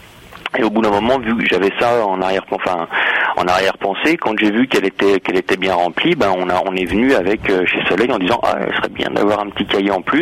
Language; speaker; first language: French; native; French